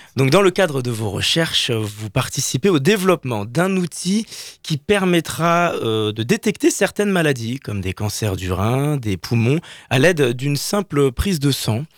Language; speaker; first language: French; native; French